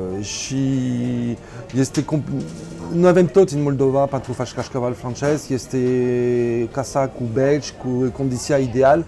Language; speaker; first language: Romanian; non-native, learner; French